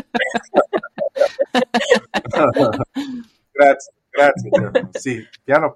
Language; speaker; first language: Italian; non-native, learner; English